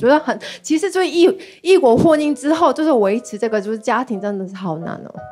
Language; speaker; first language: Chinese; non-native, fluent; Korean